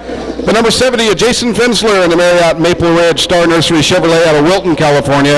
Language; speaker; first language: English; native; English